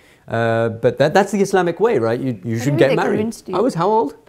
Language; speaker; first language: English; native; English